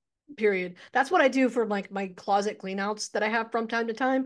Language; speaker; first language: English; native; English